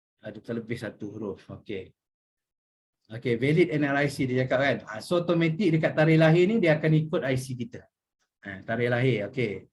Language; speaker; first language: Malay; native; Malay